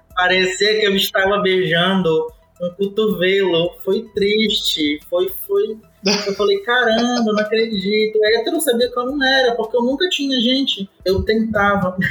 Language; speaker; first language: Portuguese; native; Portuguese